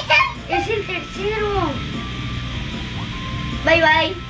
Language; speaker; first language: Spanish; native; Spanish